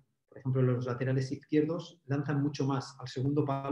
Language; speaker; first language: Spanish; native; Spanish